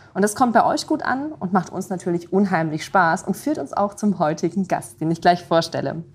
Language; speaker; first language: German; native; German